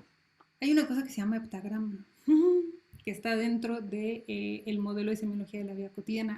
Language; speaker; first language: Spanish; native; Spanish